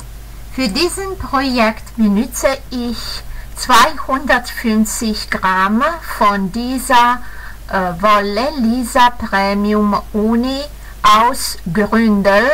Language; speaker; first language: German; non-native, fluent; Italian